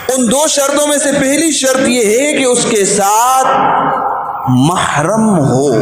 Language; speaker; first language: Urdu; native; Urdu